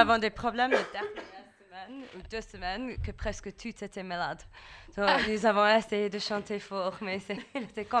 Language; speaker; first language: French; non-native, learner; English